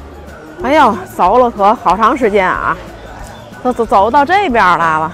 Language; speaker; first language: Chinese; native; Chinese